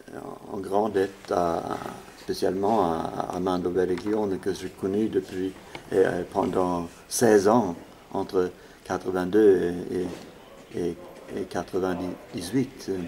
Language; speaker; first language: French; non-native, fluent; Swedish